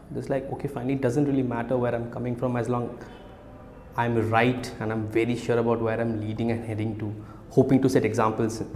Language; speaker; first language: English; non-native, local second language; Odia